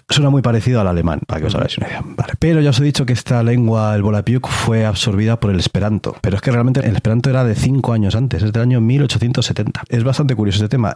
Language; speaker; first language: Spanish; native; Spanish